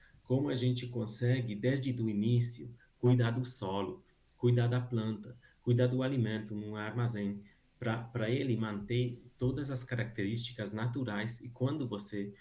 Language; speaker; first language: Portuguese; non-native, fluent; Hungarian